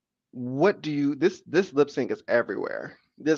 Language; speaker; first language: English; native; English